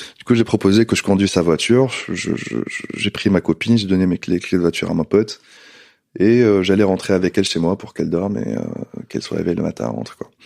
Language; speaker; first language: French; non-native, local second language; Arabic